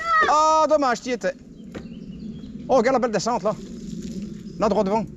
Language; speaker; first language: French; native; French